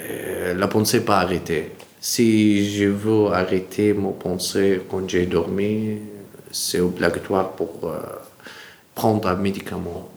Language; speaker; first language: French; non-native, learner; Arabic